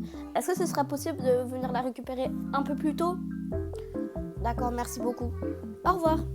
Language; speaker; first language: French; native; French